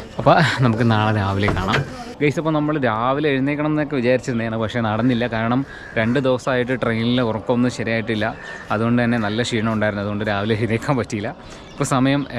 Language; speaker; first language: Malayalam; native; Malayalam